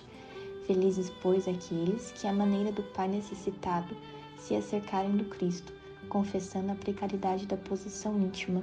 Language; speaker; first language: Portuguese; native; Portuguese